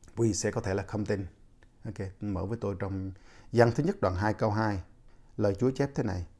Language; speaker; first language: Vietnamese; non-native, local second language; Jarai